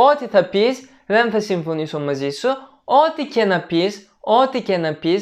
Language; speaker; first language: Greek; non-native, fluent; Turkish